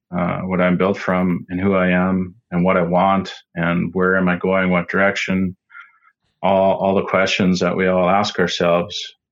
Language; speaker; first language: English; native; English